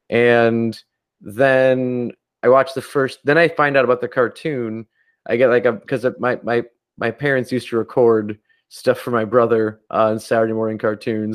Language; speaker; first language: English; native; English